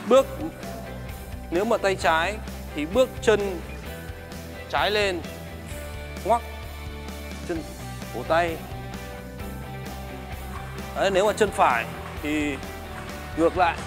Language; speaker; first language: Vietnamese; native; Vietnamese